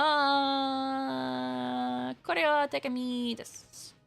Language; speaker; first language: Japanese; non-native, learner; English